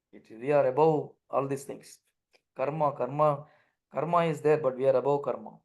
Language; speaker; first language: English; non-native, local second language; Tamil